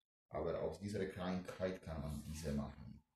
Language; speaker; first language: German; non-native, fluent; Polish